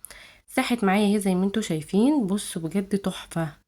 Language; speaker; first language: Arabic; native; Arabic